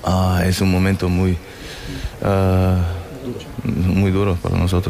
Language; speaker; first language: Spanish; non-native, learner; French